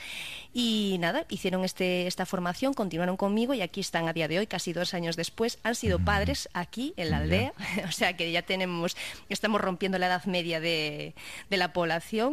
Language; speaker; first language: Spanish; native; Spanish